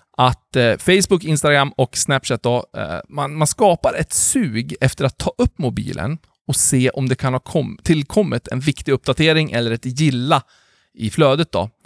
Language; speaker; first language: Swedish; native; Swedish